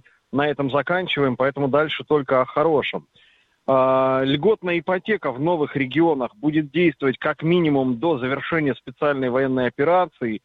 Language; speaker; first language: Russian; native; Russian